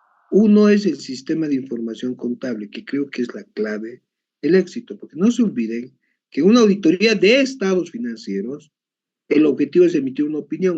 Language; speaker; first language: Spanish; native; Spanish